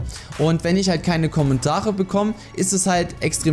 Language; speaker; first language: German; native; German